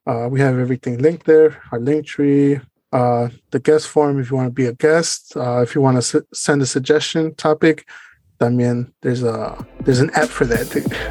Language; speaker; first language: English; early bilingual, other home language; Spanish